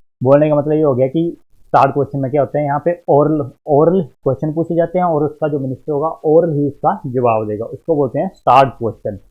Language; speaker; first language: Hindi; native; Hindi